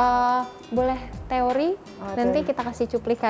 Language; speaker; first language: Indonesian; native; Indonesian